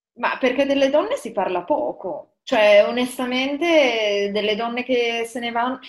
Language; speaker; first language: Italian; native; Italian